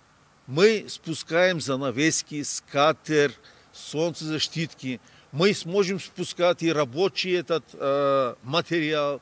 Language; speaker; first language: Russian; non-native, learner; Turkish